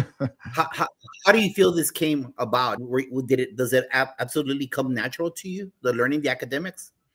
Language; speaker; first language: English; early bilingual, other home language; Spanish